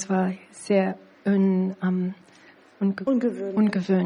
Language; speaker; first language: German; non-native, learner; English